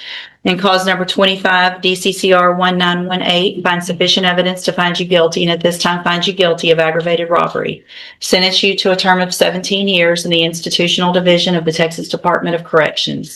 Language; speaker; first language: English; native; English